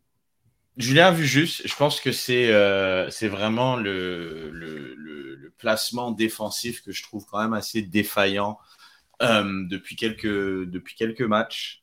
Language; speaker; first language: French; native; French